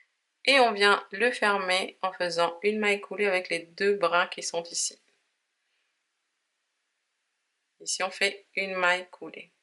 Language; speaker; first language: French; native; French